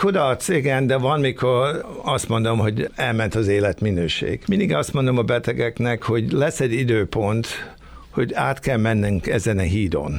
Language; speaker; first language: Hungarian; early bilingual, other home language; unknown